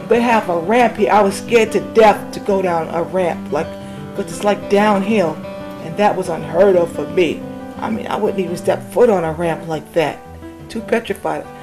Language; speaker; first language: English; native; English